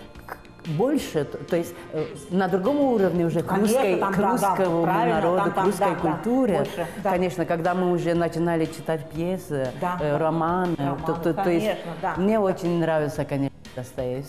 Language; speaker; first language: Russian; non-native, local second language; Romanian